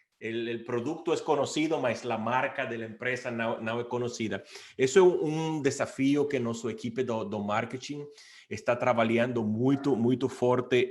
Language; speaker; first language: Spanish; non-native, learner; Portuguese